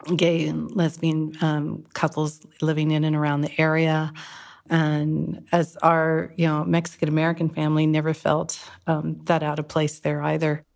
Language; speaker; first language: English; native; English